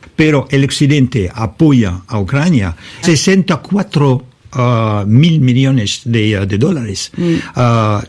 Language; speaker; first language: Spanish; non-native, fluent; Russian